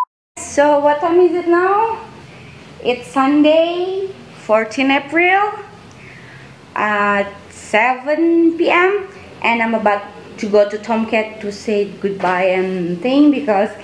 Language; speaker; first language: English; non-native, fluent; Indonesian